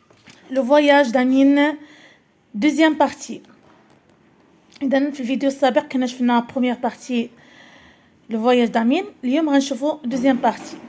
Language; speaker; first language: French; non-native, local second language; Arabic